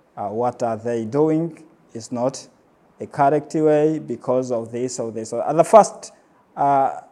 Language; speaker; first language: English; non-native, local second language; Swahili